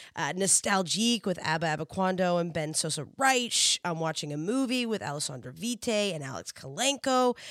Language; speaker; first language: English; native; English